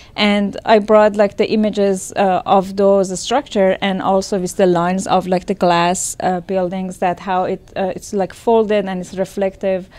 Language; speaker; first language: English; non-native, fluent; Persian